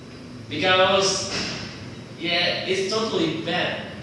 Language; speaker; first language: English; non-native, learner; Indonesian